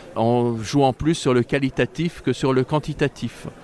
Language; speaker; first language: French; native; French